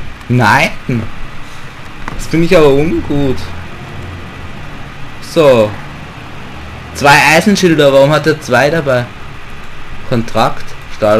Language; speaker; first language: German; native; German